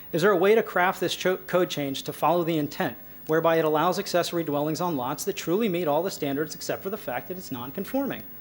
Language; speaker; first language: English; native; English